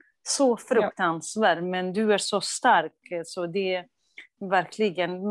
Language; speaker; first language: Swedish; non-native, fluent; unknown